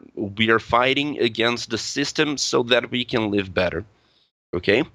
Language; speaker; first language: English; non-native, fluent; Portuguese